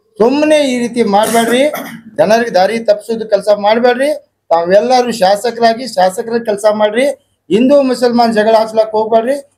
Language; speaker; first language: Kannada; non-native, local second language; Urdu